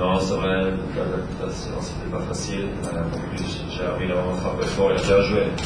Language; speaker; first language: French; non-native, local second language; Swiss German